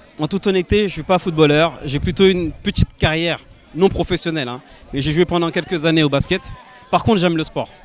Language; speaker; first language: French; early bilingual, other home language; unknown